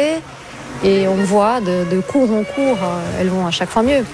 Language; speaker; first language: French; non-native, fluent; Portuguese